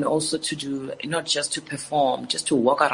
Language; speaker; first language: English; non-native, local second language; Northern Sotho